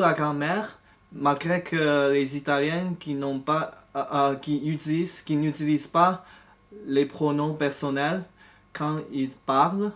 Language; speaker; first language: French; non-native, fluent; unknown